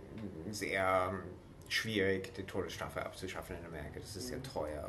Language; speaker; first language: German; non-native, fluent; English